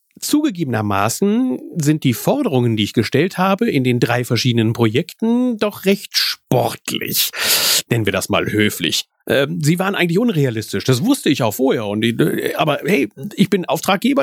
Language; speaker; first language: German; native; German